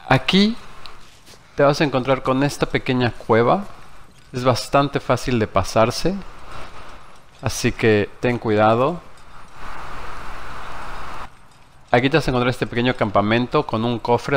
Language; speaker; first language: Spanish; native; Spanish